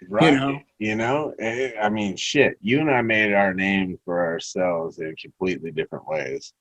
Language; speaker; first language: English; native; English